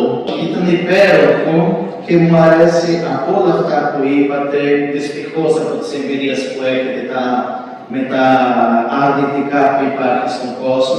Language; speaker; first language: Greek; non-native, fluent; Portuguese